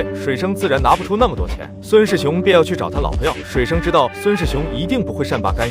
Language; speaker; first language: Chinese; native; Chinese